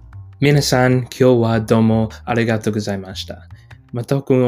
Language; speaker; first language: Japanese; non-native, learner; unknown